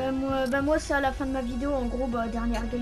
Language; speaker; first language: French; native; French